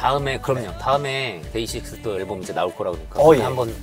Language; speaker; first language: Korean; native; Korean